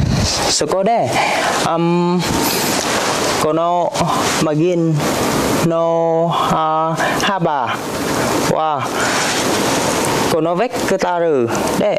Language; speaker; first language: Japanese; non-native, learner; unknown